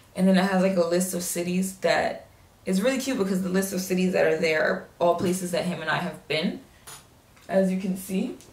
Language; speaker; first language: English; native; English